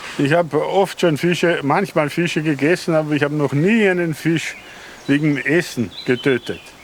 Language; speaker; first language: German; native; German